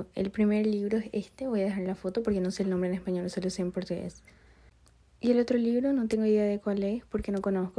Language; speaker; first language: Spanish; non-native, fluent; Portuguese